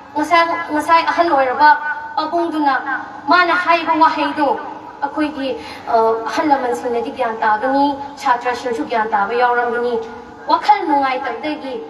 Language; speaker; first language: Manipuri; non-native, local second language; Tangkhul Naga (India)